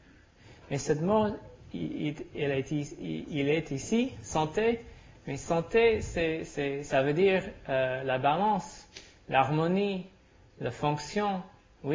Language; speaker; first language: French; non-native, learner; English